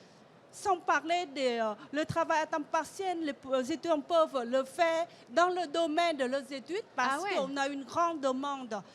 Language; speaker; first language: French; non-native, fluent; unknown